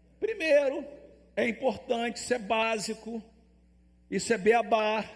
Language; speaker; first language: Portuguese; native; Portuguese